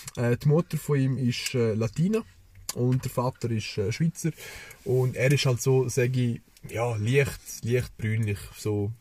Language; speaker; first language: German; early bilingual, other home language; Serbian